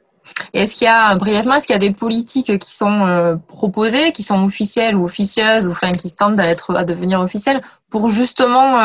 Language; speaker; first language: French; native; French